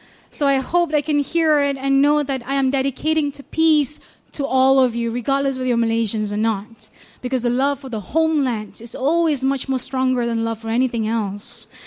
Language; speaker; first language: English; non-native, local second language; Malay